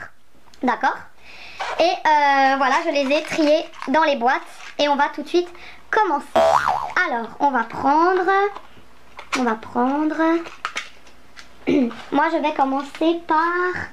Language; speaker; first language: French; native; French